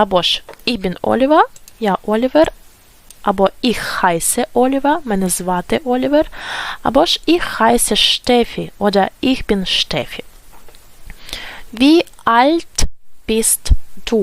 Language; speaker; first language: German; non-native, fluent; Ukrainian